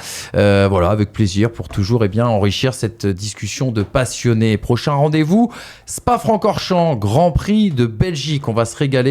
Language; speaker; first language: French; native; French